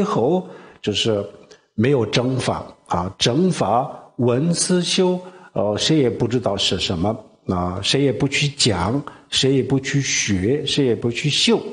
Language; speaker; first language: Chinese; non-native, local second language; Tibetan